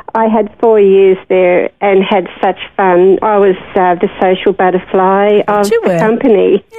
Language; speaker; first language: English; native; English